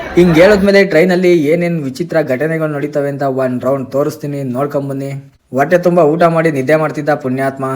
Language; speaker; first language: Kannada; native; Kannada